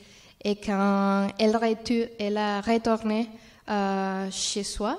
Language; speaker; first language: French; non-native, learner; Spanish